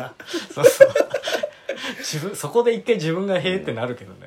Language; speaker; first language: Japanese; native; Japanese